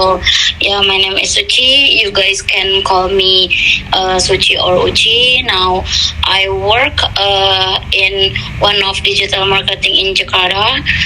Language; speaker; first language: English; non-native, fluent; Indonesian